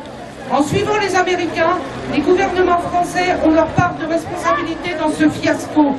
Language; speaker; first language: French; native; French